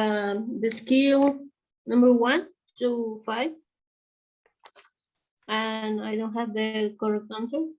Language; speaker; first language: English; non-native, learner; Spanish